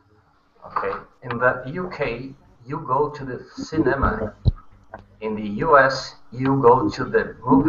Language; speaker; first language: English; non-native, fluent; Portuguese